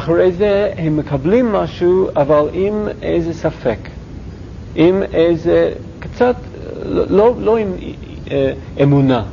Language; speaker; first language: Hebrew; non-native, learner; English